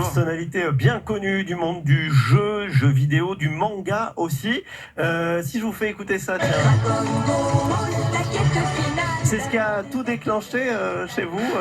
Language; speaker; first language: French; native; French